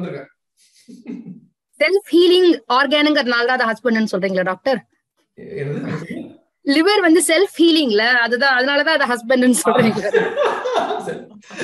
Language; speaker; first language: Tamil; native; Tamil